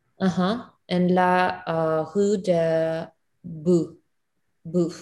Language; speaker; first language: French; non-native, learner; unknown